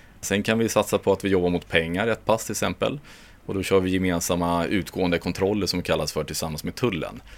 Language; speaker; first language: Swedish; native; Swedish